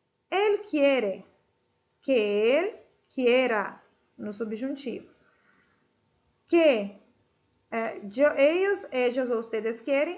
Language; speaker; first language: Spanish; non-native, fluent; Portuguese